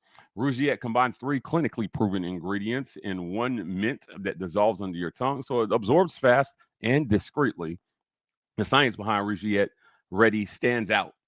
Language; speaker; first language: English; native; English